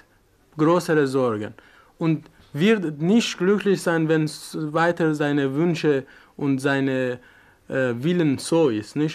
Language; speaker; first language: German; non-native, learner; Persian